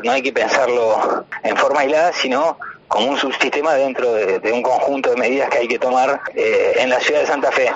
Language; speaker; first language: Spanish; native; Spanish